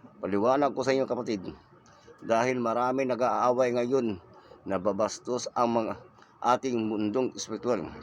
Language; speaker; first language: Filipino; non-native, local second language; Cebuano